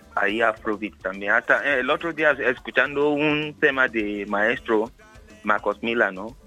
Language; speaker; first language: Spanish; non-native, learner; Yoruba